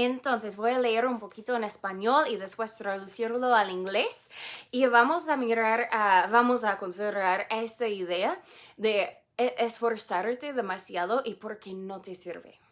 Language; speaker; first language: Spanish; non-native, fluent; English